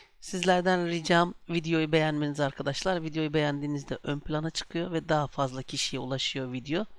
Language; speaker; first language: Turkish; native; Turkish